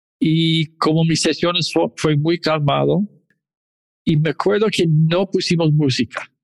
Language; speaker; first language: Spanish; non-native, fluent; English